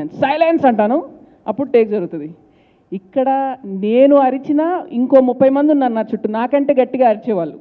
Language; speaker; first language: Telugu; native; Telugu